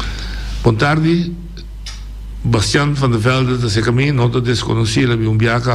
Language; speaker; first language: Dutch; non-native, local second language; Papiamento